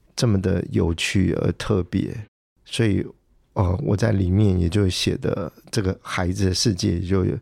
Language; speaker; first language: Chinese; non-native, local second language; Min Nan Chinese